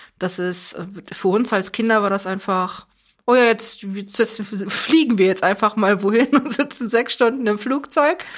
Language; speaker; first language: German; early bilingual, other home language; Persian